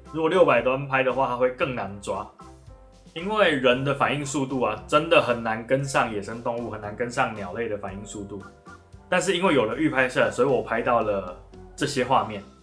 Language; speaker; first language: Chinese; native; Chinese